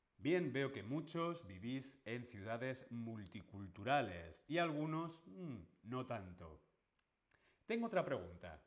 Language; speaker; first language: Spanish; native; Spanish